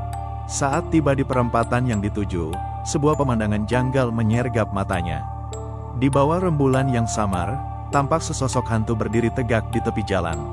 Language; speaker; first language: Indonesian; native; Indonesian